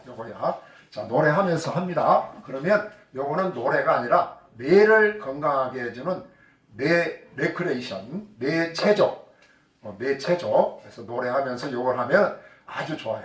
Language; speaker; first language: Korean; native; Korean